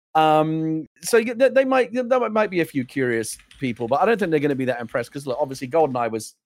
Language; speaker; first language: English; native; English